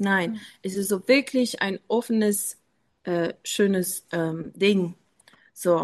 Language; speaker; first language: German; non-native, learner; English